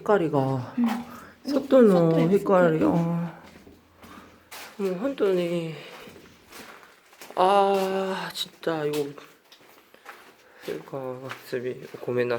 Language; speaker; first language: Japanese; non-native, learner; Korean